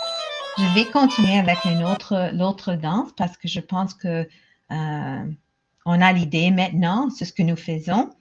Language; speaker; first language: French; non-native, local second language; English